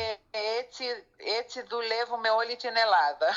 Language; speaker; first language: Greek; early bilingual, heritage; Greek